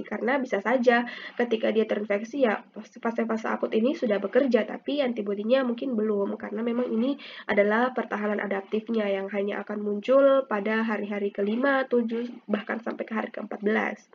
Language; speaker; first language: Indonesian; native; Indonesian